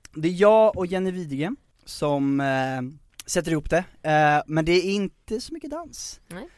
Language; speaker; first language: Swedish; native; Swedish